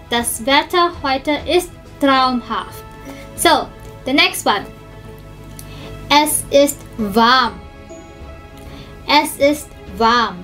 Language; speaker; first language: German; non-native, fluent; Filipino